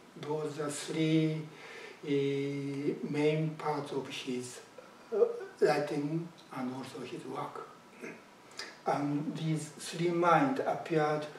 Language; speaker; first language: English; non-native, fluent; Japanese